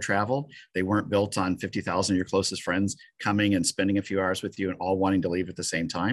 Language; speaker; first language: English; native; English